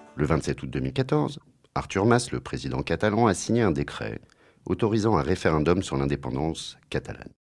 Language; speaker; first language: French; native; French